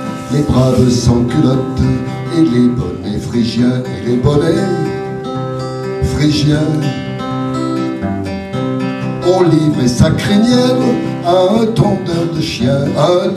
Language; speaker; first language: French; native; French